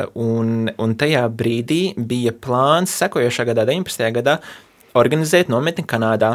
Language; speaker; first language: Latvian; early bilingual, heritage; Latvian